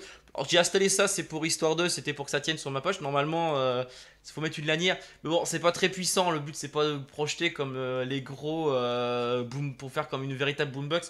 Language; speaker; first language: French; native; French